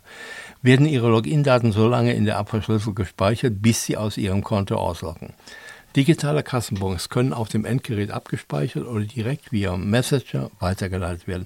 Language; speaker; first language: German; native; German